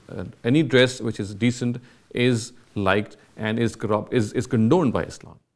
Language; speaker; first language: English; non-native, local second language; Urdu